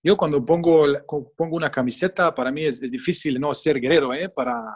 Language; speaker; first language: Spanish; non-native, fluent; Bosnian